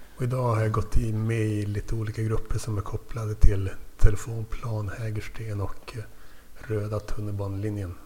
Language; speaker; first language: Swedish; native; Swedish